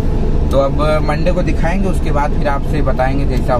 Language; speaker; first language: Hindi; native; Hindi